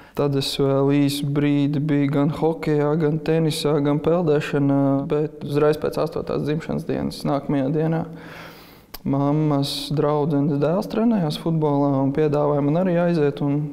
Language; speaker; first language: Latvian; native; Latvian